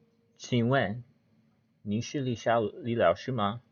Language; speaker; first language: Chinese; non-native, learner; English